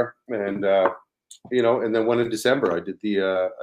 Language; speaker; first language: English; native; English